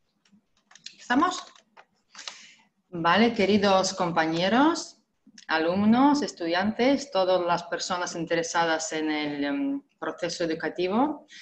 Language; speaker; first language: Spanish; non-native, fluent; Russian